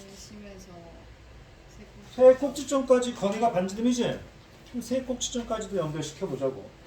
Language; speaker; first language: Korean; native; Korean